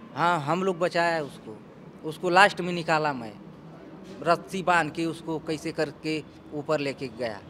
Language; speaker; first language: Hindi; native; Hindi